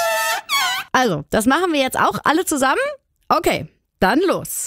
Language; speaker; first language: German; native; German